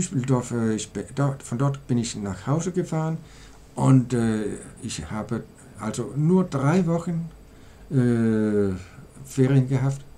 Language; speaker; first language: German; non-native, learner; Danish